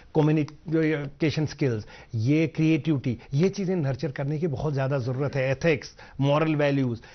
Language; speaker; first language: Hindi; non-native, local second language; Kashmiri